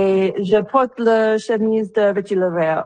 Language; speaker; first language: French; non-native, local second language; English